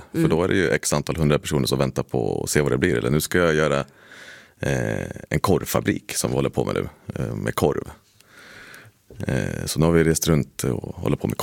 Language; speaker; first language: Swedish; native; Swedish